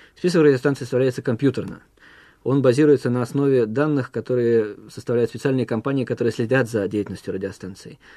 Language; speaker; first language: Russian; native; Russian